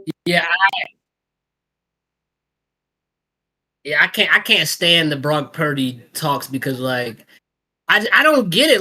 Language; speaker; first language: English; native; English